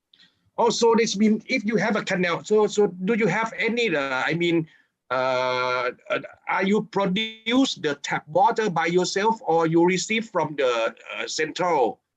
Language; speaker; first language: English; non-native, fluent; Thai